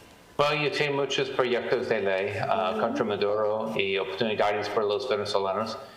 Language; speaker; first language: Spanish; non-native, learner; English